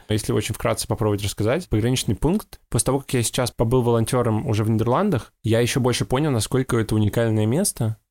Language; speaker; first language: Russian; native; Russian